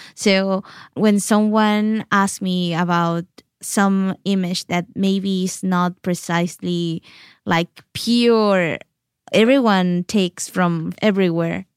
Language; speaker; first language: English; non-native, fluent; Spanish